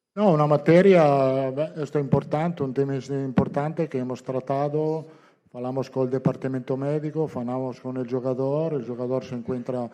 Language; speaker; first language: Spanish; non-native, fluent; Italian